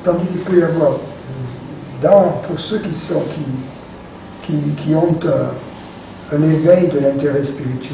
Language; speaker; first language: French; native; French